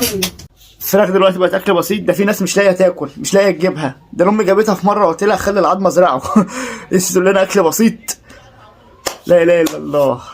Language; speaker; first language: Arabic; native; Arabic